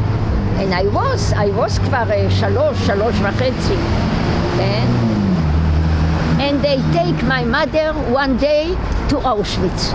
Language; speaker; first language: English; non-native, learner; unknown